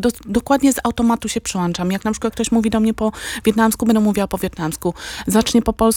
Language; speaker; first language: Polish; non-native, local second language; Vietnamese